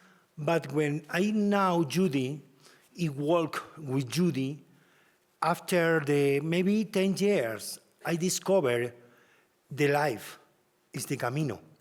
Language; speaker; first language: English; non-native, learner; Spanish